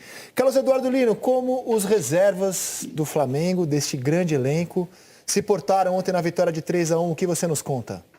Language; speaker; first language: Portuguese; native; Portuguese